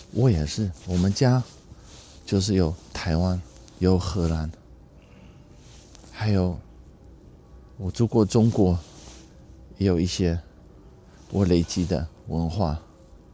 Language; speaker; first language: Chinese; non-native, fluent; Dutch